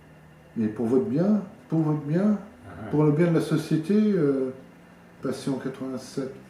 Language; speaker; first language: French; native; French